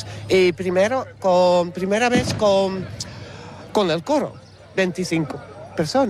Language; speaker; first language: Spanish; non-native, fluent; Dutch